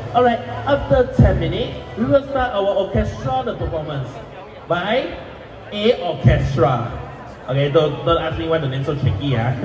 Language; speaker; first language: English; non-native, local second language; Chinese